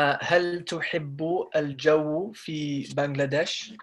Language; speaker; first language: Arabic; non-native, learner; Bangla